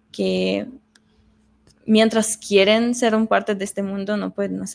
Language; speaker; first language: Spanish; non-native, fluent; Russian